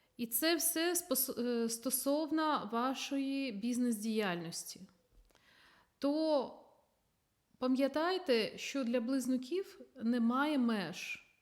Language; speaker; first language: Ukrainian; non-native, local second language; Russian